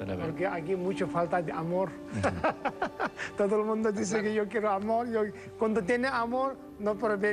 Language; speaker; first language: Spanish; non-native, learner; Tibetan